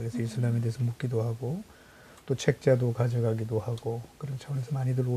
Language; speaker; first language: Korean; native; Korean